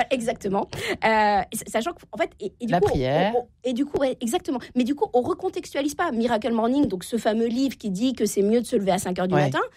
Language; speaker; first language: French; native; French